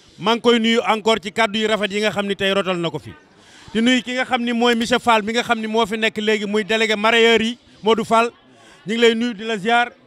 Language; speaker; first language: Wolof; native; Wolof